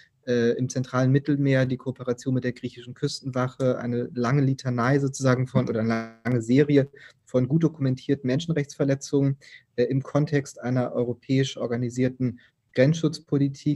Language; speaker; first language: German; native; German